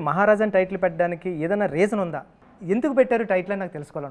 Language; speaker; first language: Telugu; native; Telugu